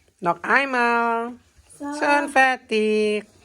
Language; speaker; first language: German; non-native, learner; Thai